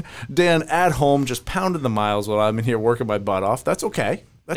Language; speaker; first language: English; native; English